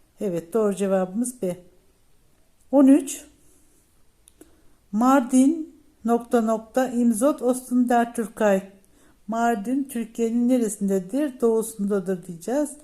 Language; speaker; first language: Turkish; native; Turkish